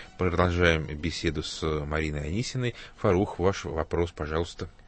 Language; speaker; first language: Russian; native; Russian